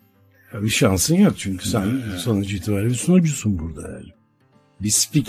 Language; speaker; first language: Turkish; native; Turkish